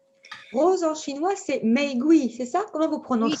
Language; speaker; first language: French; native; French